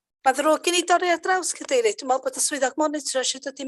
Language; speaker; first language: Welsh; native; Welsh